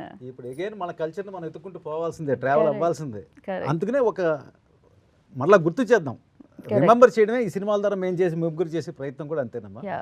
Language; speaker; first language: Telugu; native; Telugu